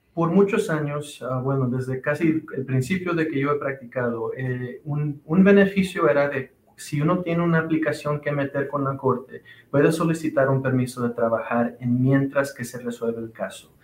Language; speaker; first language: Spanish; early bilingual, heritage; Spanish